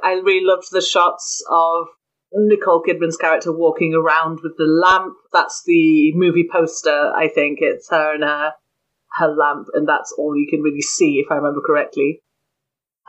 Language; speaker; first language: English; native; English